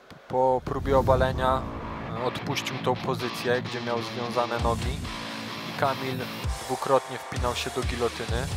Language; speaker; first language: Polish; native; Polish